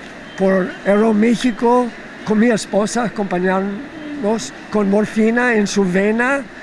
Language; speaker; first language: Spanish; non-native, fluent; English